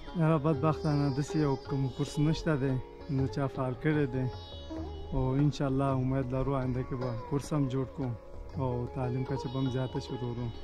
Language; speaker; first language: Pashto; non-native, local second language; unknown